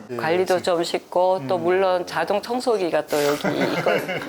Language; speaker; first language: Korean; native; Korean